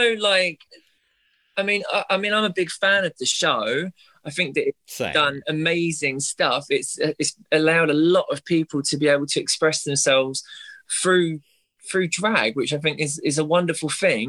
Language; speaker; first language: English; native; English